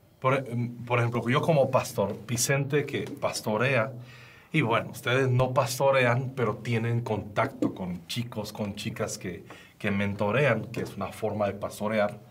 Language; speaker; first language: Spanish; native; Spanish